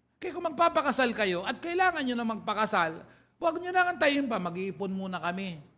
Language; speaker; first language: Filipino; native; Filipino